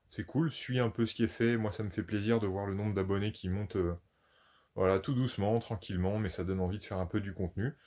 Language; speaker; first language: French; native; French